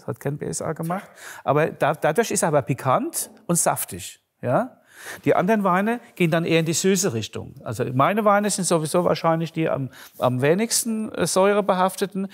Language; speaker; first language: German; native; German